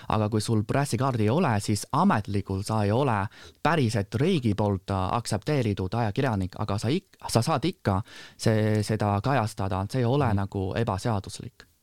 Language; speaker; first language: Estonian; non-native, fluent; Chinese